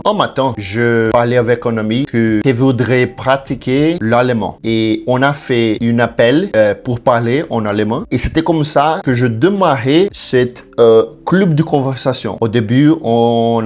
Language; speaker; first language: French; non-native, learner; Portuguese